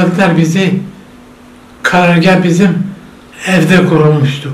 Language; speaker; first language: Turkish; non-native, local second language; Zaza